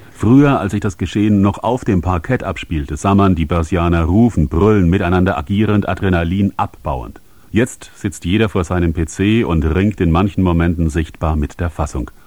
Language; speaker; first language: German; native; German